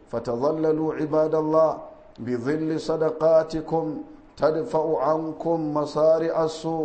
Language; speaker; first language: Arabic; non-native, fluent; Hausa